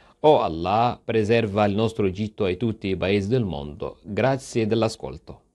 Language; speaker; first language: Italian; non-native, fluent; Arabic